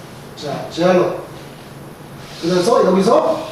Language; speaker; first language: Korean; native; Korean